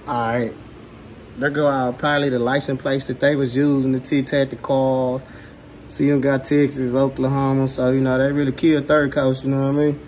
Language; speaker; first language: English; native; English